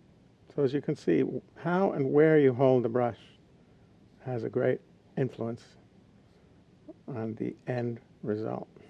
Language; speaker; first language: English; native; English